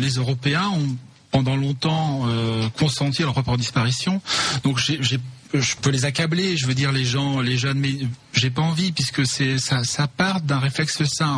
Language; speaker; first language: French; native; French